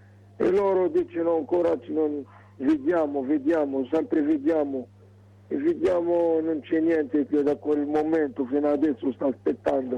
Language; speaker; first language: Italian; non-native, learner; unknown